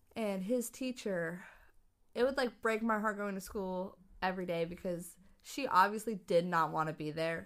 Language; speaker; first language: English; native; English